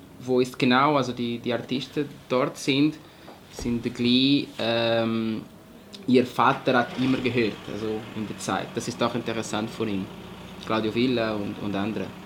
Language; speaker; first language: German; non-native, fluent; Portuguese